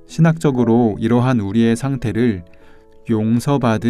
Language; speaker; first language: Korean; native; Korean